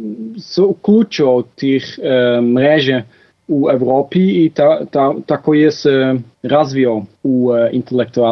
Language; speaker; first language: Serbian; non-native, fluent; Dutch